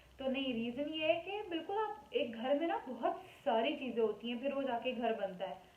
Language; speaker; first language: Urdu; native; Urdu